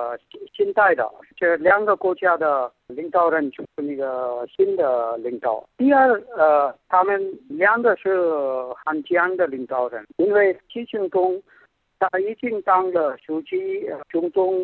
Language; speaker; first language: Chinese; non-native, fluent; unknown